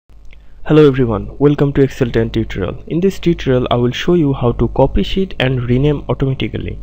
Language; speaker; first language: English; non-native, fluent; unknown